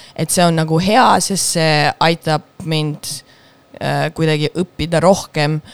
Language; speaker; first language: Estonian; non-native, local second language; Russian